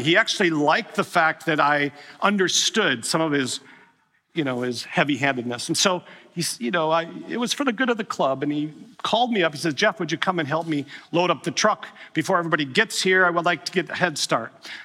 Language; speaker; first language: English; native; English